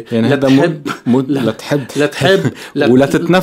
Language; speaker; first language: Arabic; native; Arabic